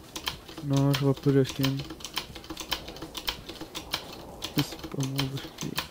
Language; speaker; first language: French; native; French